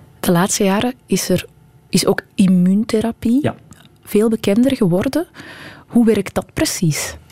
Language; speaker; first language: Dutch; native; Dutch